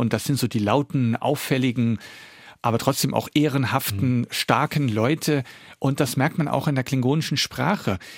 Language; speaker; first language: German; early bilingual, other home language; Dutch